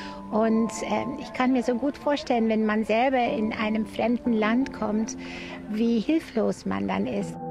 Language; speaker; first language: German; non-native, fluent; Dutch